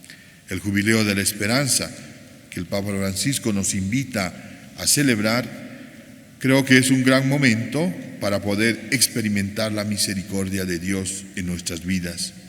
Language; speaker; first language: Spanish; native; Spanish